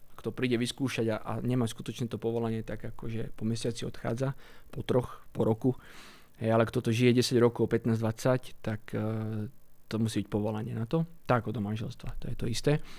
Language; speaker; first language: Slovak; native; Slovak